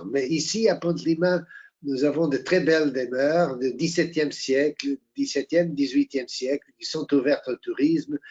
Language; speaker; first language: French; non-native, fluent; Portuguese